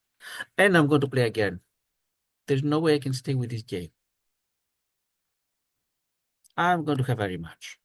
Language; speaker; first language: English; non-native, fluent; Greek